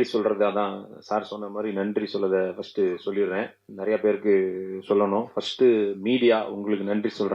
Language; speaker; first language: Tamil; native; Tamil